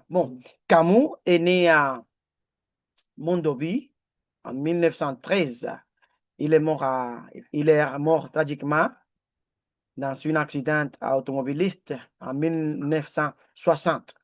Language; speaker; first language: French; non-native, learner; Spanish